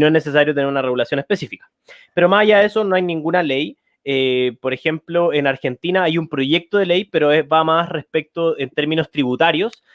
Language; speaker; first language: Spanish; native; Spanish